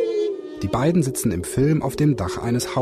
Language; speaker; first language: German; native; German